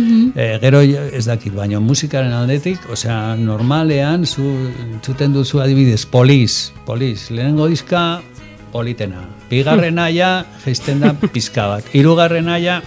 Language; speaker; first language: Basque; non-native, local second language; Spanish